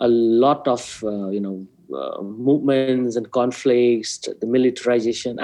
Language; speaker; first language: English; non-native, local second language; Manipuri